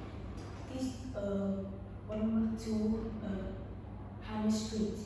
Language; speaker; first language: English; non-native, learner; Vietnamese